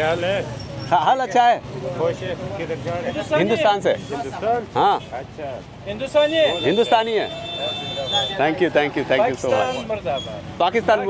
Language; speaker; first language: Hindi; non-native, local second language; Bangla